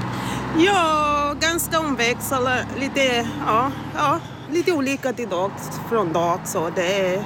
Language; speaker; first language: Swedish; non-native, fluent; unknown